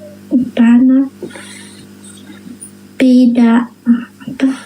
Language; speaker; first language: Indonesian; non-native, learner; Vietnamese